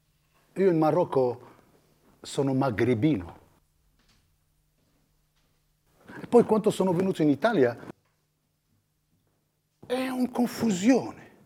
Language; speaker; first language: Italian; non-native, fluent; Arabic